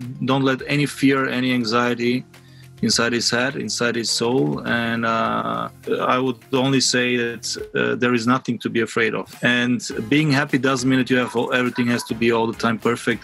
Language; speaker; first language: English; non-native, fluent; Bulgarian